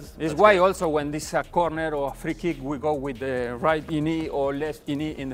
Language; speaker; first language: English; non-native, learner; Spanish